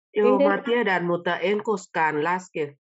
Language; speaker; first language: Finnish; non-native, learner; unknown